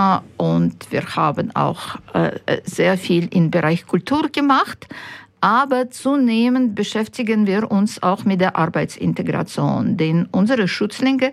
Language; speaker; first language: German; non-native, fluent; Ukrainian